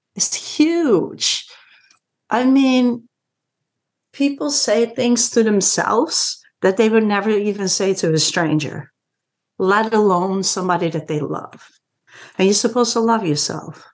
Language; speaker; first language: English; non-native, fluent; Dutch